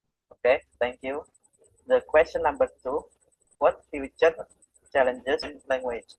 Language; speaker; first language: English; non-native, learner; Indonesian